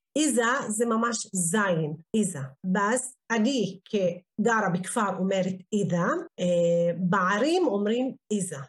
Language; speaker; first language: Hebrew; non-native, local second language; Arabic